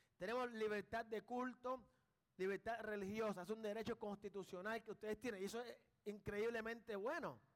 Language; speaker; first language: Spanish; early bilingual, heritage; Spanish